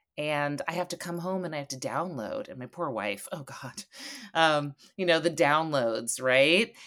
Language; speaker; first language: English; native; English